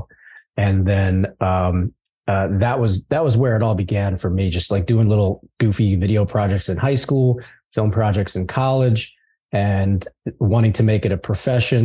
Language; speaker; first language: English; native; English